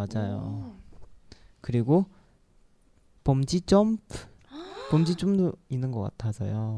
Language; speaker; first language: Korean; non-native, learner; Chinese